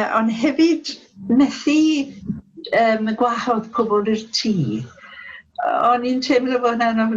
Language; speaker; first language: Welsh; non-native, local second language; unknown